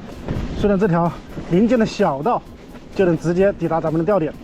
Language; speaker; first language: Chinese; native; Chinese